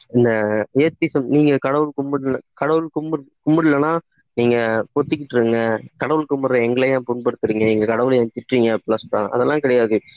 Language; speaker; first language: Tamil; native; Tamil